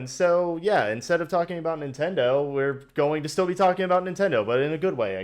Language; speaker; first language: English; native; English